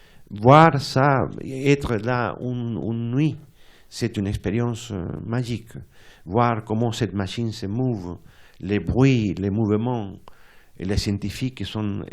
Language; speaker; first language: French; non-native, fluent; Spanish